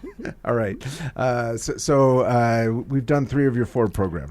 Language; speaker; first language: English; native; English